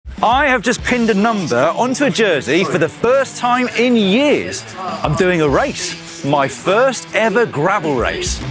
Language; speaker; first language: English; native; English